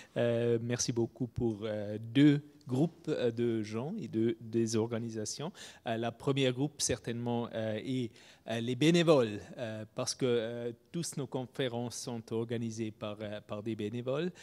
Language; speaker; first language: French; non-native, fluent; German